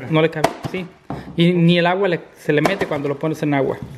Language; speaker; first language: Spanish; native; Spanish